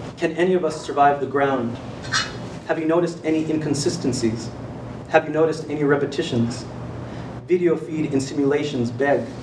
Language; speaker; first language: English; native; English